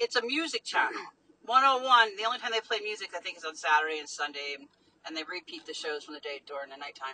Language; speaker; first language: English; native; English